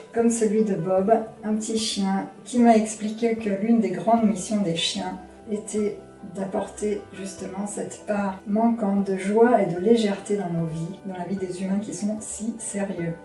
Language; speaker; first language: French; native; French